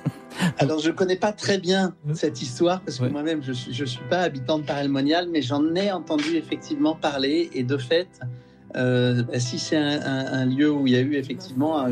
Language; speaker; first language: French; native; French